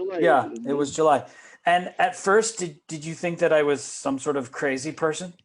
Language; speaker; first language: English; native; English